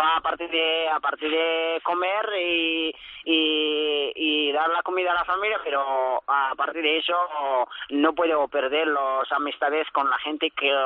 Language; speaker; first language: Spanish; early bilingual, other home language; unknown